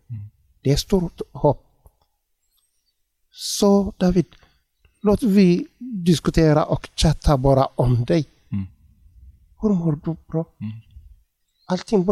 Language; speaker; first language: Swedish; non-native, learner; Tigrinya